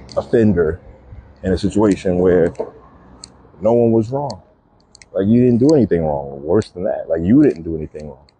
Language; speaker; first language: English; native; English